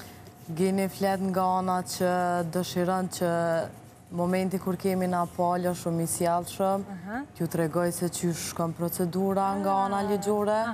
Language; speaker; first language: Albanian; native; Albanian